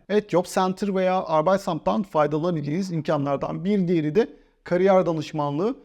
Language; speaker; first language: Turkish; native; Turkish